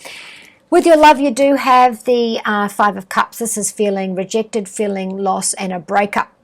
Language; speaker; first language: English; native; English